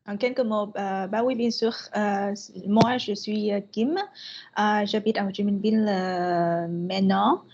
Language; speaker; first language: French; non-native, fluent; Vietnamese